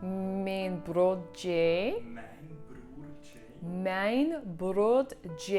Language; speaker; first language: Dutch; non-native, learner; English